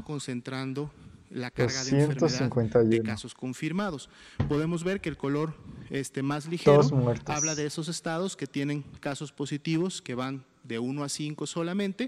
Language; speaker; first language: Spanish; native; Spanish